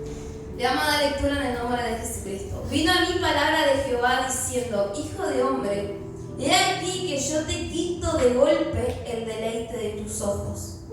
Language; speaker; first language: Spanish; native; Spanish